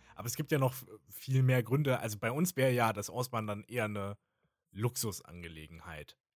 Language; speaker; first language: German; native; German